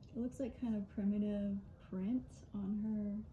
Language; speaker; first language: English; native; English